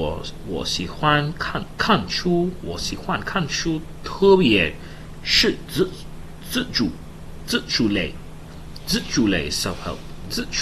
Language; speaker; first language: Chinese; non-native, learner; English